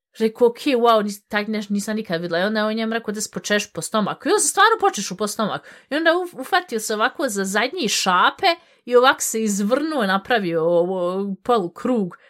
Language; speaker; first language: Bosnian; early bilingual, heritage; Bosnian